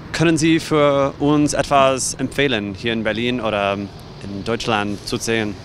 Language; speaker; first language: German; non-native, learner; English